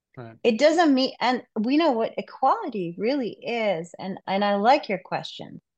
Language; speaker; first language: English; non-native, local second language; Urdu